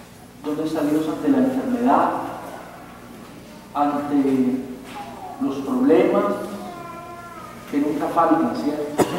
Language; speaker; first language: Spanish; native; Spanish